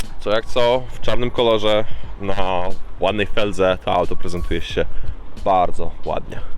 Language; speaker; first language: Polish; early bilingual, heritage; Polish